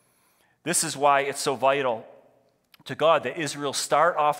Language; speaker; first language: English; native; English